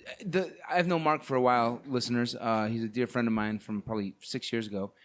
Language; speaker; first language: English; native; English